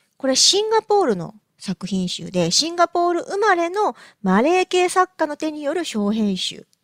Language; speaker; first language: Japanese; native; Japanese